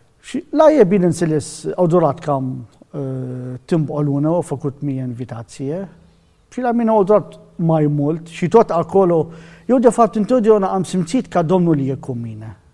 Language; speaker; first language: Romanian; non-native, learner; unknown